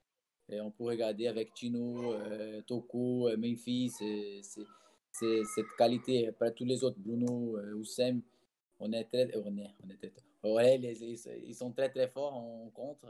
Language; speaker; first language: French; non-native, fluent; Portuguese